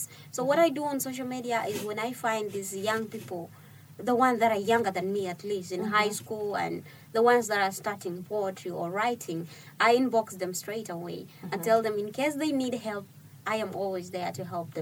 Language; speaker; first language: English; non-native, fluent; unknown